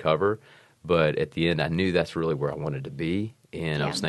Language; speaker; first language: English; native; English